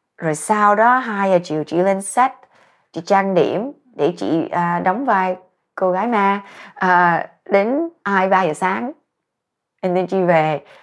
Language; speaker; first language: Vietnamese; early bilingual, heritage; Vietnamese